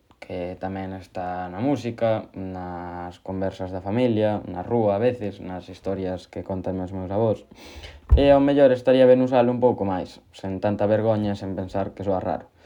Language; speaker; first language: Galician; non-native, local second language; Spanish